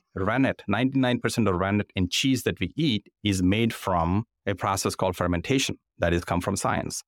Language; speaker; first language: English; non-native, local second language; Telugu